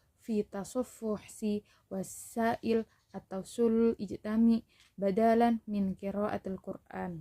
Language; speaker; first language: Arabic; non-native, learner; Indonesian